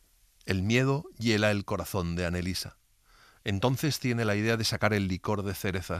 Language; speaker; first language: Spanish; native; Spanish